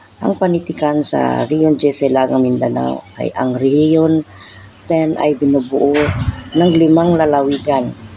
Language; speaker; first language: Filipino; non-native, local second language; Cebuano